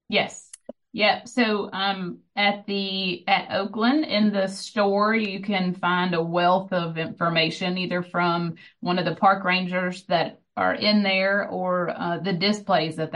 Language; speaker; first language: English; native; English